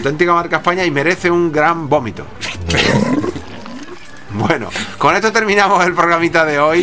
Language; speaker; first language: Spanish; native; Spanish